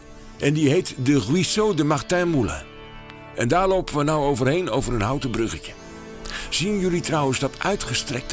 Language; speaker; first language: Dutch; native; Dutch